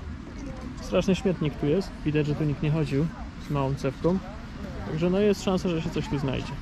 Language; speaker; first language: Polish; native; Polish